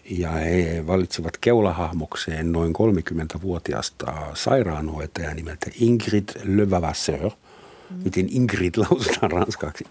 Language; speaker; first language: Finnish; non-native, fluent; German